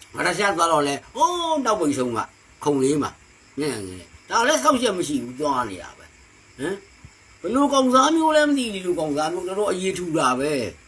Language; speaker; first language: Burmese; native; Burmese